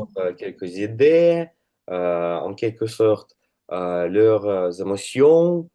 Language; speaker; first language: French; non-native, learner; Russian